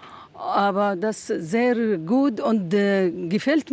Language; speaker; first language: German; non-native, learner; Arabic